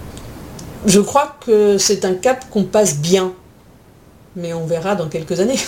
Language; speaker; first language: French; native; French